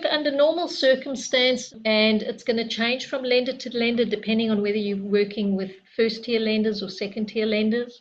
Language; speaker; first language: English; native; English